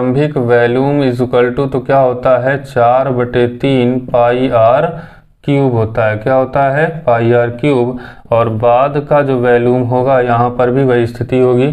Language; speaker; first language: Hindi; native; Hindi